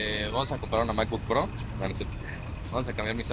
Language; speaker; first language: Spanish; native; Spanish